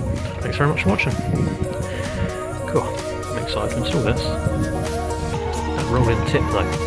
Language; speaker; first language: English; native; English